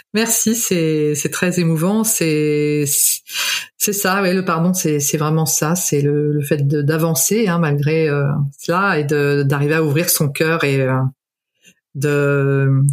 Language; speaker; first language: French; native; French